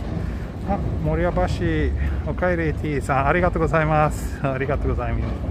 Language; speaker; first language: Japanese; non-native, fluent; Swedish